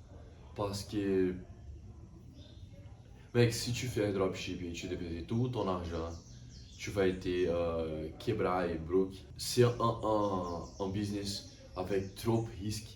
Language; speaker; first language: French; non-native, learner; Portuguese